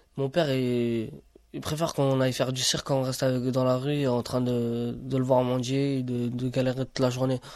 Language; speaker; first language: French; early bilingual, other home language; Romany